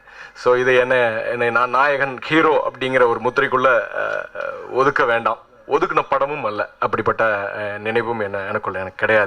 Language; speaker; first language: Tamil; native; Tamil